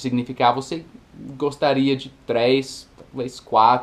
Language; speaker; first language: Portuguese; non-native, fluent; English